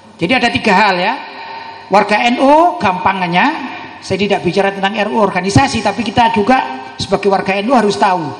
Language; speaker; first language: Indonesian; native; Indonesian